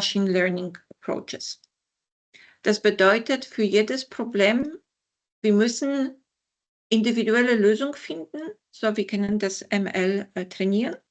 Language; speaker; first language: German; non-native, fluent; Polish